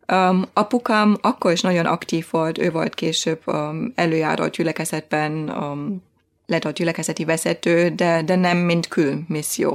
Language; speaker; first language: Hungarian; non-native, fluent; German